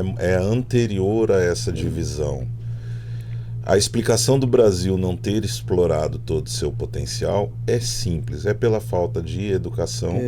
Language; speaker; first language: Portuguese; native; Portuguese